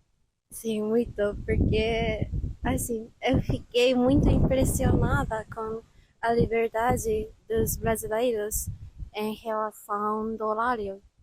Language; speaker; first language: Portuguese; non-native, fluent; Japanese